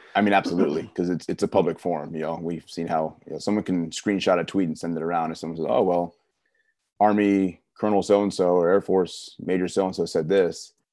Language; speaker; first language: English; native; English